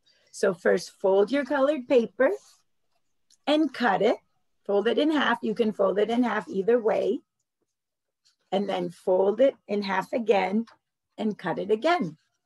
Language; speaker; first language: English; native; English